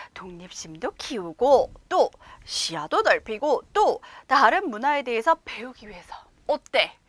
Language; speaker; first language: Korean; native; Korean